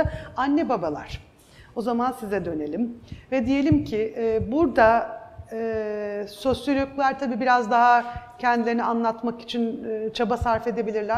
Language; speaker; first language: Turkish; native; Turkish